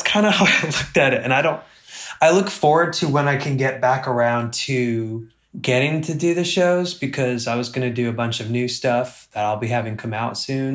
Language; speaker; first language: English; native; English